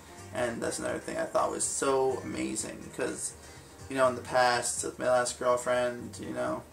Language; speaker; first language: English; native; English